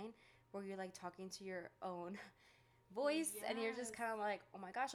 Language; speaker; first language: English; early bilingual, other home language; Greek